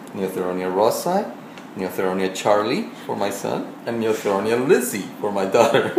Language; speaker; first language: English; non-native, fluent; Spanish